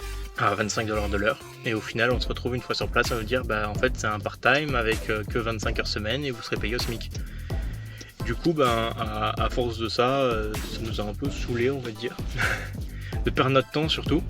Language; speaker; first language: French; native; French